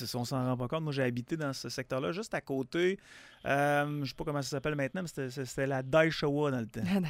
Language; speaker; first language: French; native; French